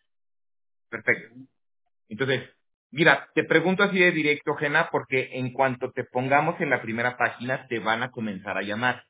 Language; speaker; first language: Spanish; native; Spanish